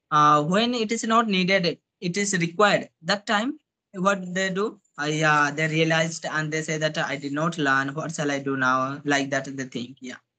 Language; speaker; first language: English; non-native, local second language; Odia